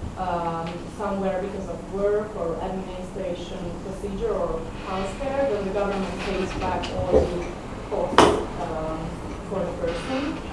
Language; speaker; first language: English; non-native, fluent; Hungarian